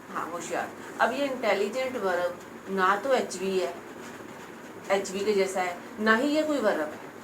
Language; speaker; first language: Hindi; non-native, local second language; Punjabi